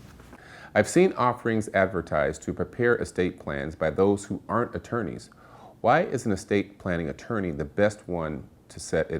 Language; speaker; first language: English; native; English